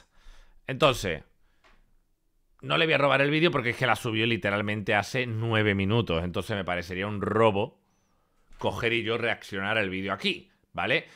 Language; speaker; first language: Spanish; native; Spanish